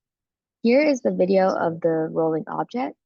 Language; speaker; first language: English; native; English